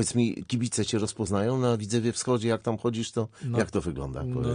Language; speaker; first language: Polish; native; Polish